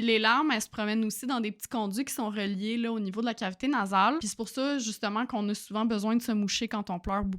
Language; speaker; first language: French; native; French